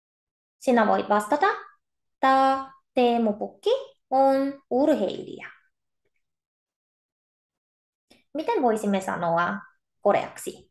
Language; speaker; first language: Finnish; non-native, fluent; Korean